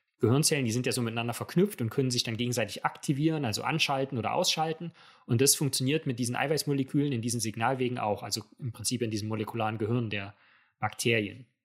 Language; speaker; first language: German; native; German